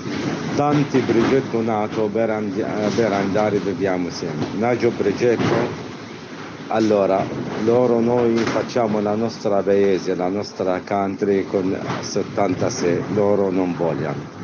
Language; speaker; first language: Italian; non-native, learner; Arabic